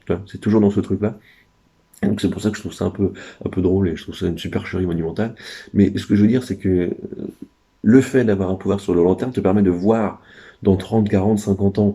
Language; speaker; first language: French; native; French